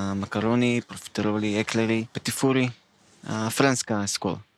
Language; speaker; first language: Bulgarian; non-native, learner; Hebrew